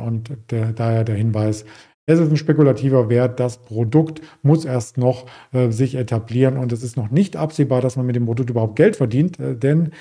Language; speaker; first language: German; native; German